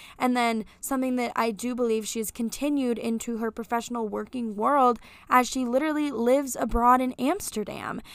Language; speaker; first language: English; native; English